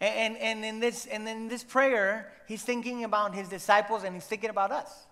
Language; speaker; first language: English; non-native, fluent; Spanish